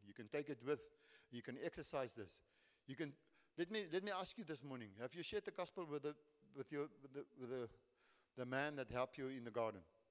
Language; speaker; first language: English; non-native, local second language; Afrikaans